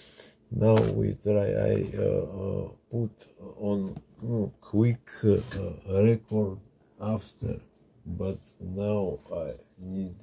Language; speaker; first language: English; non-native, learner; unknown